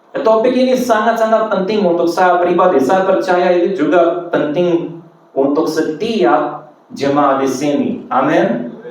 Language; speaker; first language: Indonesian; non-native, fluent; Serbian